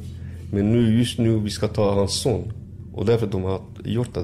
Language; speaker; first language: Swedish; non-native, learner; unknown